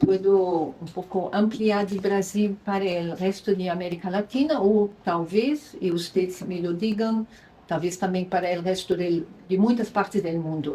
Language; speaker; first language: Spanish; non-native, fluent; Luxembourgish